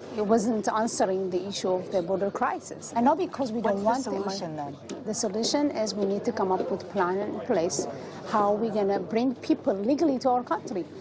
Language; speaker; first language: English; non-native, fluent; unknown